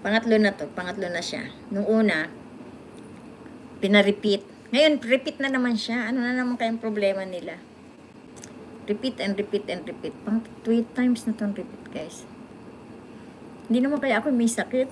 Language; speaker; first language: Filipino; native; Filipino